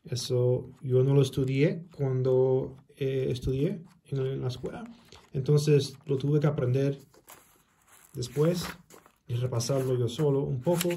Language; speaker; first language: Spanish; early bilingual, heritage; Spanish